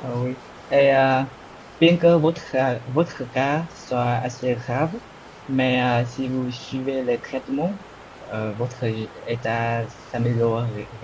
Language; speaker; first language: French; non-native, learner; Vietnamese